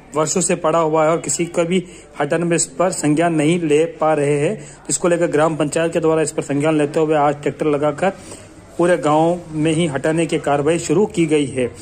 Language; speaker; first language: Hindi; native; Hindi